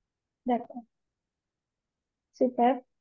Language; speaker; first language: French; non-native, learner; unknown